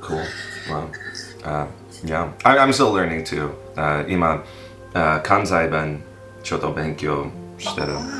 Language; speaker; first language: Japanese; non-native, learner; English